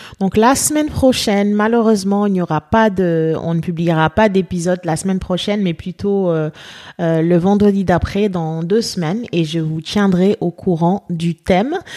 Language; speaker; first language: French; non-native, local second language; Wolof